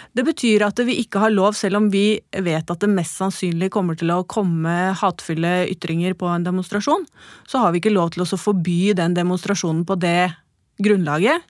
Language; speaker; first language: Norwegian; native; Norwegian